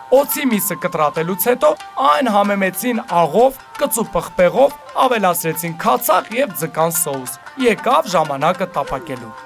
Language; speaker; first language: Armenian; native; Armenian